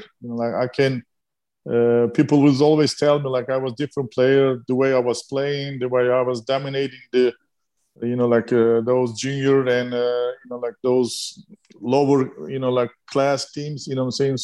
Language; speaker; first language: English; non-native, fluent; Turkish